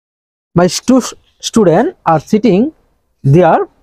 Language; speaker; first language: English; non-native, learner; Bangla